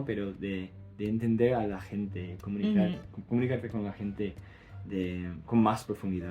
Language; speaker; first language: Spanish; non-native, fluent; English